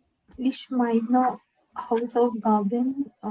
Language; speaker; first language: German; non-native, learner; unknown